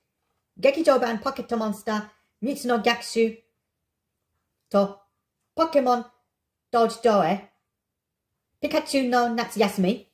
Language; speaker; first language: Japanese; non-native, learner; English